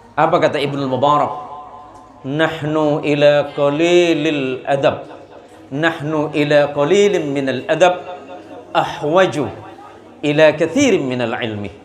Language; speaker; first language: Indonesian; non-native, local second language; Madurese